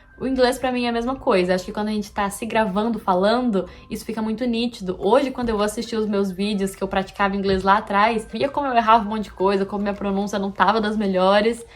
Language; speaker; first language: Portuguese; native; Portuguese